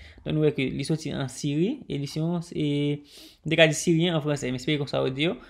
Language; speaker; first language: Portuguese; non-native, learner; Haitian Creole